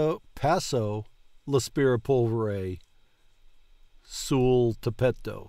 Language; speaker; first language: Italian; non-native, learner; English